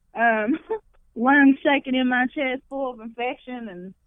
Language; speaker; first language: English; native; English